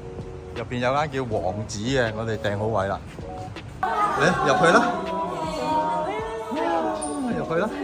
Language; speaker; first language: Chinese; native; Chinese